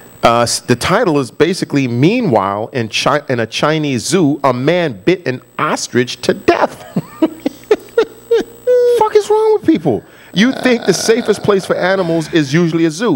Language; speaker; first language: English; native; English